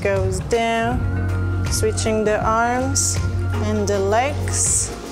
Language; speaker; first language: English; non-native, fluent; Hungarian